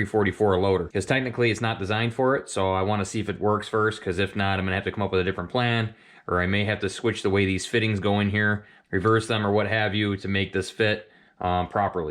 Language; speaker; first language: English; native; English